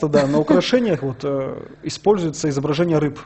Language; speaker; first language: Russian; native; Russian